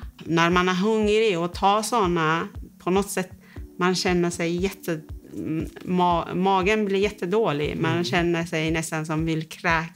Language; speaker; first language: Swedish; non-native, fluent; Persian